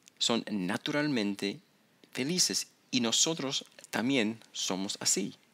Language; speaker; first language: Spanish; non-native, fluent; English